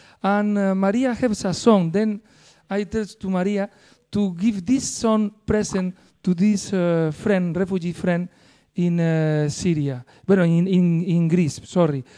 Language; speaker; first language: English; non-native, learner; Spanish